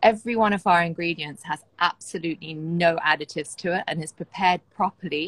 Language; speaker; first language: English; native; English